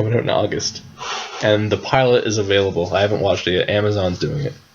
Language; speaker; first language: English; native; English